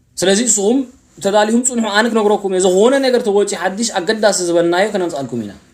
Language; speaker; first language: Tigrinya; early bilingual, heritage; Tigrinya